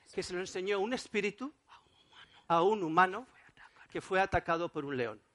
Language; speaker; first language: Spanish; non-native, fluent; Wolof